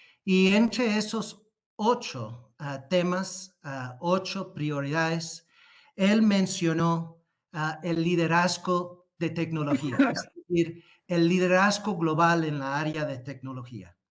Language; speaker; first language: Spanish; non-native, fluent; English